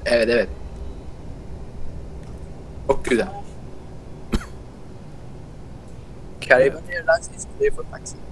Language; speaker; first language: Turkish; early bilingual, heritage; Turkish